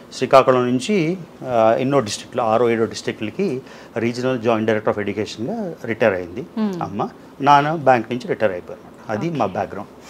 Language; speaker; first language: Telugu; native; Telugu